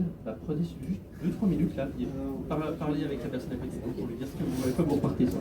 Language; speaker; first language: French; native; French